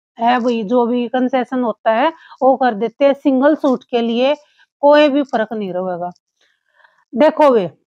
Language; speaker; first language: Hindi; native; Hindi